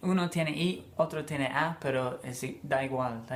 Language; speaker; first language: Spanish; non-native, fluent; English